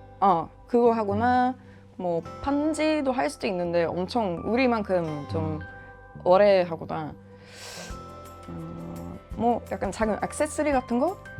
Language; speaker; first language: Korean; non-native, fluent; Swedish